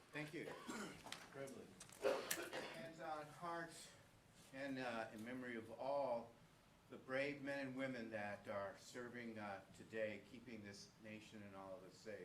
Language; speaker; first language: English; native; English